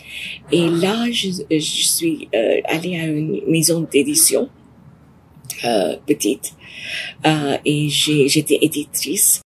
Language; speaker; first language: French; non-native, fluent; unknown